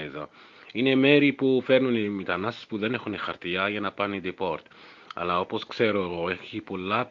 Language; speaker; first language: Greek; non-native, fluent; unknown